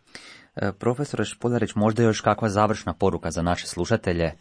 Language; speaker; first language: Croatian; native; Croatian